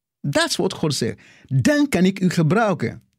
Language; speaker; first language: Dutch; non-native, fluent; English